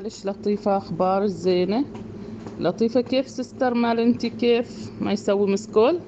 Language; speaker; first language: Arabic; non-native, learner; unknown